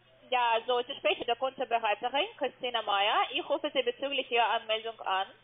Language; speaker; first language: German; non-native, learner; Russian